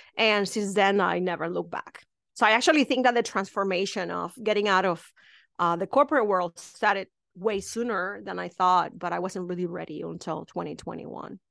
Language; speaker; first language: English; non-native, fluent; Spanish